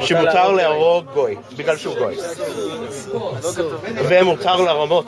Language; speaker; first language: Hebrew; non-native, fluent; English